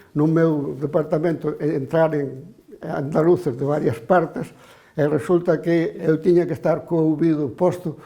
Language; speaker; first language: Galician; native; Galician